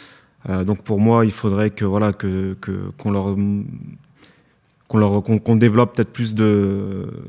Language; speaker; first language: French; native; French